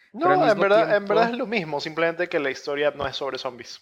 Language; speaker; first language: Spanish; native; Spanish